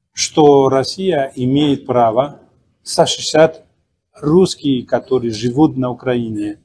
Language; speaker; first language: Russian; non-native, fluent; Spanish